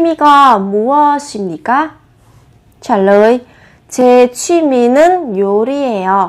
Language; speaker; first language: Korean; non-native, fluent; Vietnamese